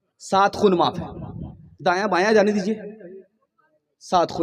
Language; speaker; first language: Hindi; native; Hindi